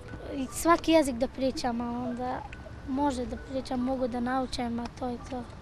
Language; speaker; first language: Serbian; non-native, learner; Persian